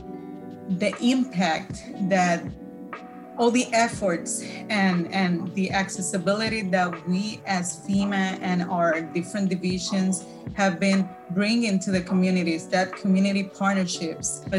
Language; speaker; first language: English; non-native, fluent; Spanish